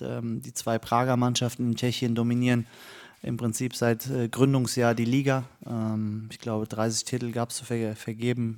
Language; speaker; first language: German; native; German